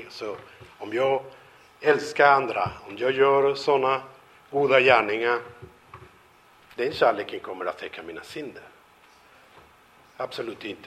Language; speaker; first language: Swedish; non-native, fluent; Spanish